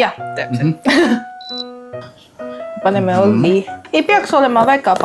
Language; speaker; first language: Estonian; non-native, learner; Chinese